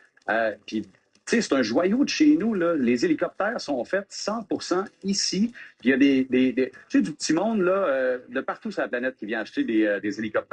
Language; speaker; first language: French; native; French